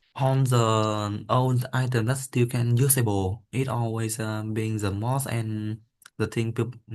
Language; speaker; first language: English; non-native, learner; Vietnamese